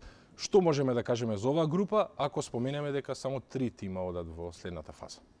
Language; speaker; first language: Macedonian; native; Macedonian